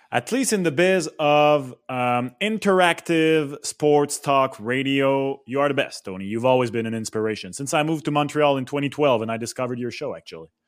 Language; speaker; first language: English; non-native, local second language; French